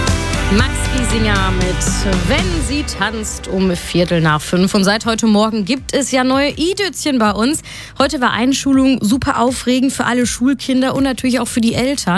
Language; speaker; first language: German; native; German